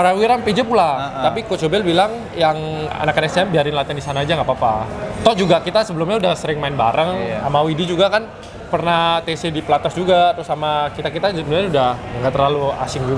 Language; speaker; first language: Indonesian; native; Indonesian